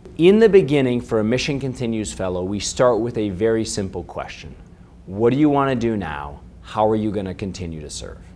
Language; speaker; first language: English; native; English